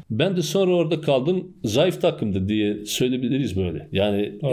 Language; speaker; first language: Turkish; non-native, fluent; Bosnian